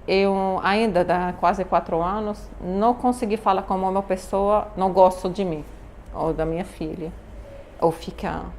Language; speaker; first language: Portuguese; non-native, learner; Arabic